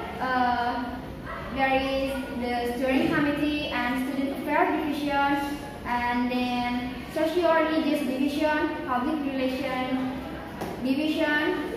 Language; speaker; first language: English; non-native, learner; Indonesian